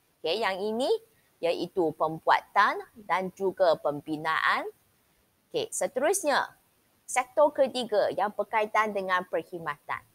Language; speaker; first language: Malay; non-native, local second language; Chinese